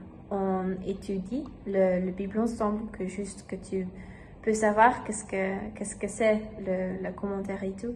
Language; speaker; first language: French; non-native, learner; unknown